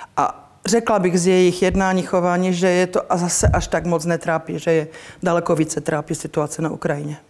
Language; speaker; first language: Czech; native; Czech